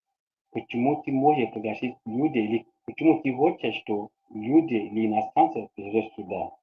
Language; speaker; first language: Russian; non-native, learner; English